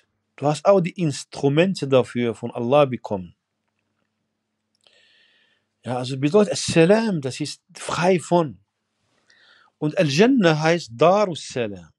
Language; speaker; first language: German; non-native, fluent; Arabic